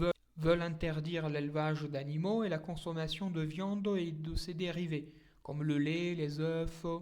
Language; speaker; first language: French; native; French